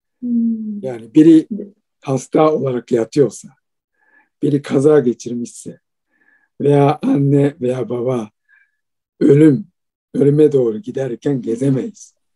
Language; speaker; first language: Turkish; non-native, fluent; Japanese